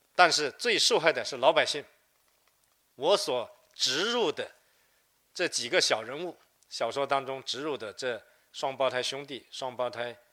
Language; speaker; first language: Chinese; native; Chinese